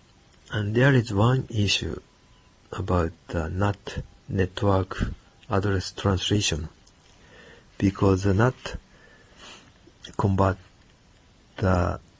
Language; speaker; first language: English; non-native, learner; Japanese